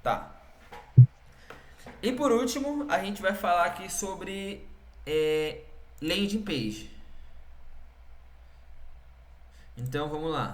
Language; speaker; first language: Portuguese; native; Portuguese